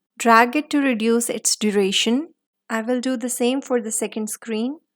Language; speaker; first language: English; non-native, local second language; Hindi